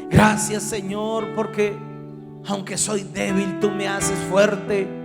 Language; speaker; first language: Spanish; native; Spanish